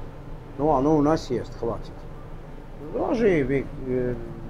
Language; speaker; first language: Russian; non-native, fluent; Armenian